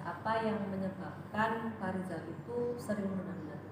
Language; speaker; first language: Indonesian; native; Indonesian